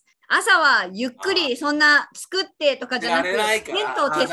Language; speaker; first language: Japanese; native; Japanese